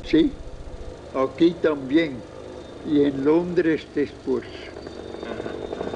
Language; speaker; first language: Spanish; non-native, fluent; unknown